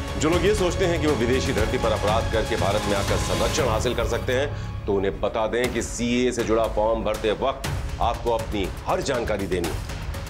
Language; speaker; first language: Hindi; native; Hindi